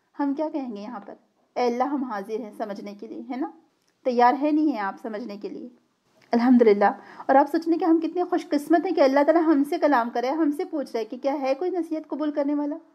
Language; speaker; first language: Urdu; native; Urdu